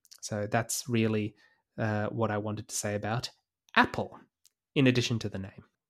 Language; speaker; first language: English; native; English